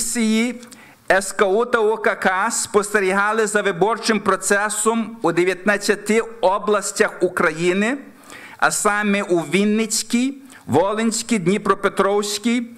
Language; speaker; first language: Ukrainian; early bilingual, heritage; Ukrainian